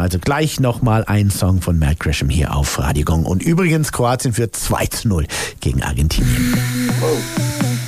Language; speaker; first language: German; native; German